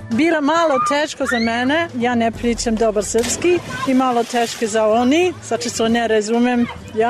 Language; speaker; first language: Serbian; non-native, learner; English